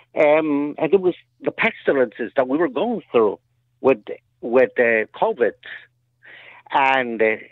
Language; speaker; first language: English; native; English